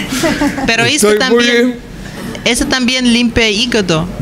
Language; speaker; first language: Spanish; non-native, learner; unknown